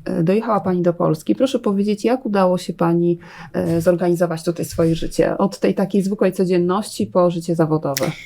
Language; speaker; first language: Polish; native; Polish